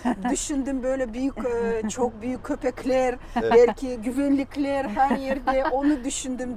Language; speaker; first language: Turkish; non-native, learner; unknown